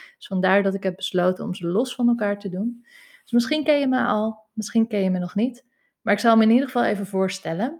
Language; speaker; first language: Dutch; native; Dutch